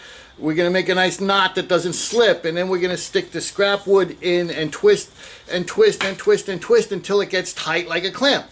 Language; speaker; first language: English; native; English